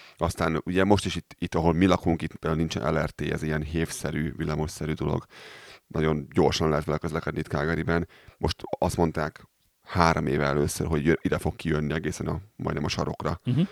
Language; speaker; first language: Hungarian; native; Hungarian